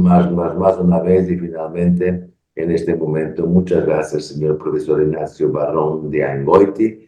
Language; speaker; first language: Spanish; non-native, learner; Portuguese